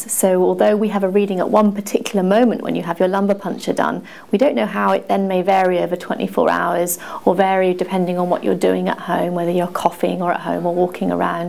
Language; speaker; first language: English; native; English